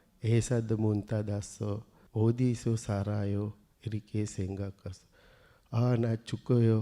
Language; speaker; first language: Korean; non-native, learner; Sinhala